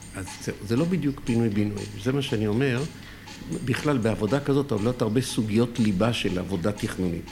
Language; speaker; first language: Hebrew; early bilingual, other home language; French